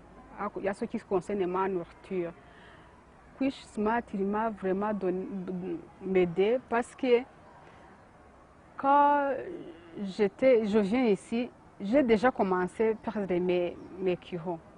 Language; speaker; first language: French; non-native, learner; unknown